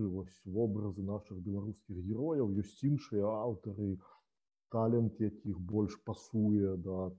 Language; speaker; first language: Polish; non-native, learner; Belarusian